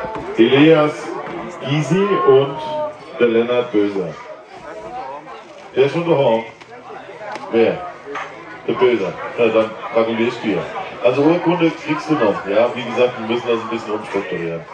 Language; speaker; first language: German; native; German